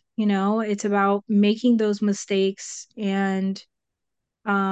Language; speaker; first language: English; native; English